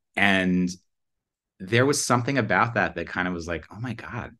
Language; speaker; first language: English; native; English